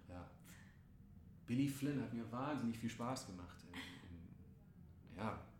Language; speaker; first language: German; native; German